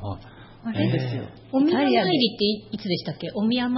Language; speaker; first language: Japanese; native; Japanese